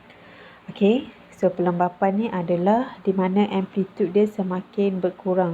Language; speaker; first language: Malay; native; Malay